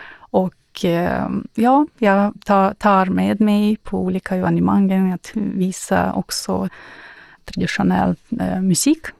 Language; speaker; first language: Swedish; non-native, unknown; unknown